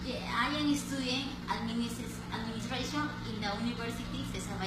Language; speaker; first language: English; non-native, learner; Spanish